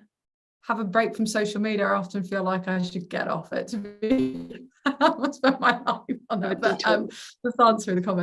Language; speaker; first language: English; native; English